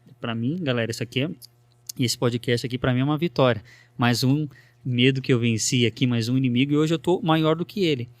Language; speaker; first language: Portuguese; native; Portuguese